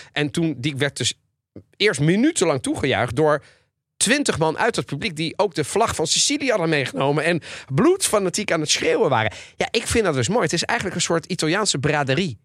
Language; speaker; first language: Dutch; early bilingual, other home language; Italian